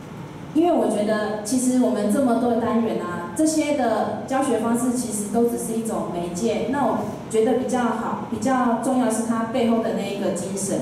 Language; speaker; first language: Chinese; native; Chinese